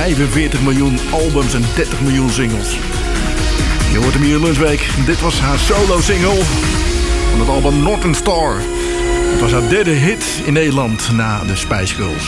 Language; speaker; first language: Dutch; native; Dutch